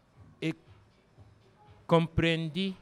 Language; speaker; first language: Spanish; non-native, learner; Japanese